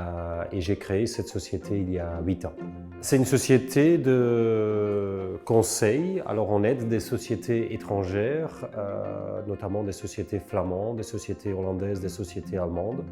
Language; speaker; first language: French; non-native, local second language; Dutch